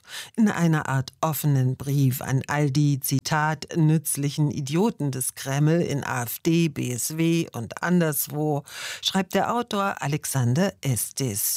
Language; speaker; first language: German; native; German